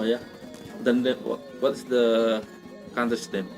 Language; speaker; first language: English; non-native, learner; Indonesian